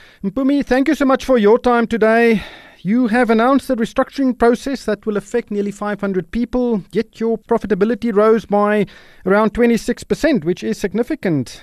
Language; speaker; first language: English; non-native, local second language; Afrikaans